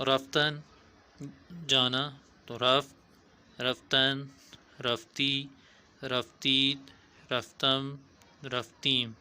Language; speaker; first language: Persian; non-native, fluent; Urdu